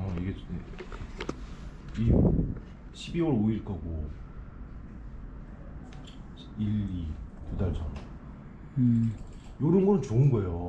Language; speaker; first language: Korean; native; Korean